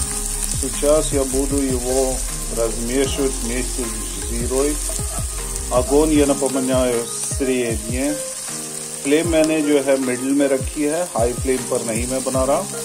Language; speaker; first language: Russian; non-native, fluent; Hindi